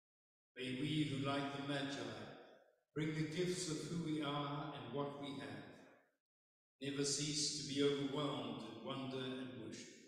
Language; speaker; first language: English; native; English